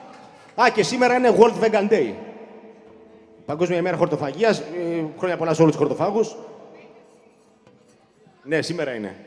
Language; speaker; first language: Greek; native; Greek